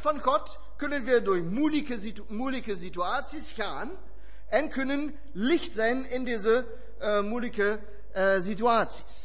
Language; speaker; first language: Dutch; non-native, fluent; German